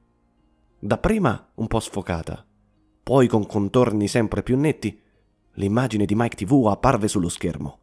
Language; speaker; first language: Italian; native; Italian